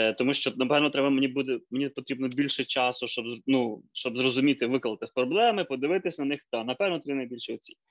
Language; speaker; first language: Ukrainian; native; Ukrainian